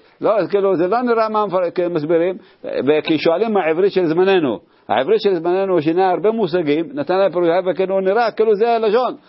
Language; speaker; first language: Hebrew; native; Hebrew